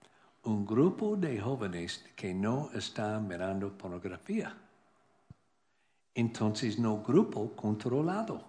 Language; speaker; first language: Spanish; non-native, learner; English